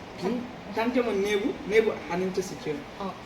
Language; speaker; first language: Korean; non-native, learner; Wolof